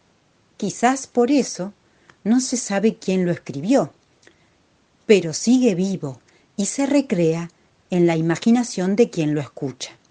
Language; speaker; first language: Spanish; native; Spanish